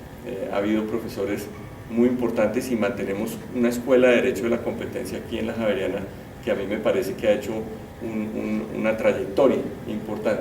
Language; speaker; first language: Spanish; native; Spanish